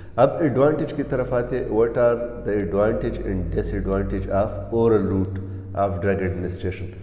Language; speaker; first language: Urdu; non-native, local second language; Pashto